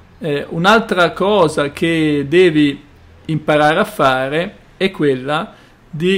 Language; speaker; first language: Italian; native; Italian